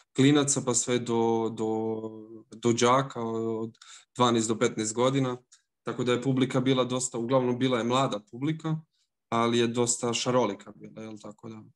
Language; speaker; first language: Croatian; native; Croatian